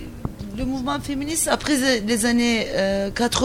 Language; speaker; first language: French; non-native, learner; Turkish